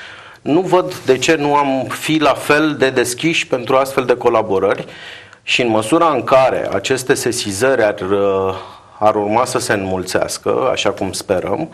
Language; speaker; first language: Romanian; native; Romanian